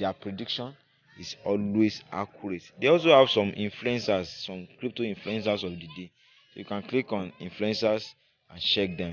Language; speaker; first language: English; non-native, local second language; Yoruba